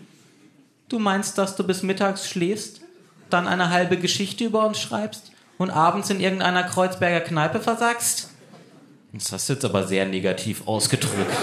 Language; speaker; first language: German; native; German